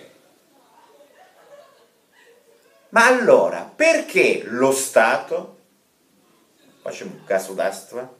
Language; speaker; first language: Italian; non-native, fluent; Russian